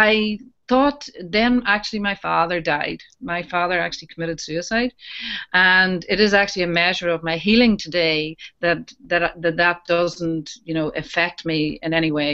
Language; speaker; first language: English; native; English